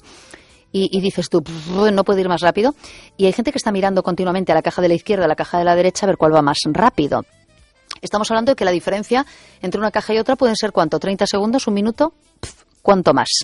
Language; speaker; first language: Spanish; native; Spanish